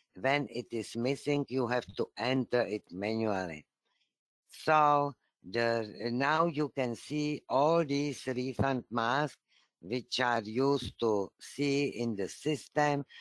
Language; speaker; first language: English; non-native, fluent; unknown